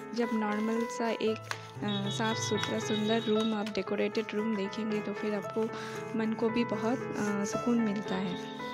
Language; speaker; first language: Hindi; non-native, local second language; Bangla